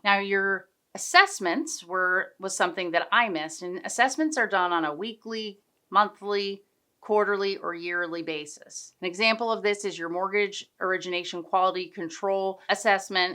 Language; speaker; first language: English; native; English